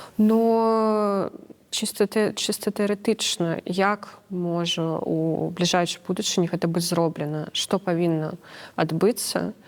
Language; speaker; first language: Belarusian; non-native, local second language; Russian